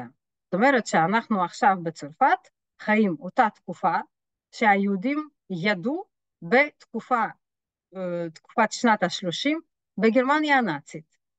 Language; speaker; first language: Hebrew; non-native, fluent; French